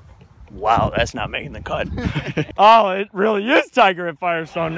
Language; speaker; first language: English; native; English